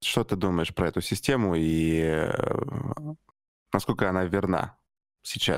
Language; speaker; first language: Russian; native; Russian